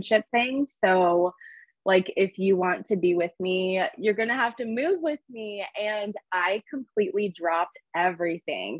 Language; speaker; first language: English; native; English